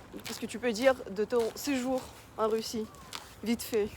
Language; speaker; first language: French; non-native, fluent; Russian